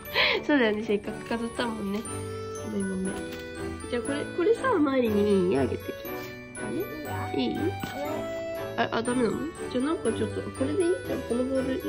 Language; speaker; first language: Japanese; native; Japanese